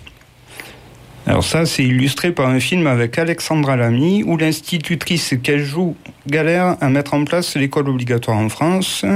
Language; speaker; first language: French; native; French